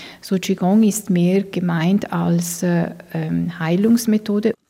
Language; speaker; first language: German; non-native, fluent; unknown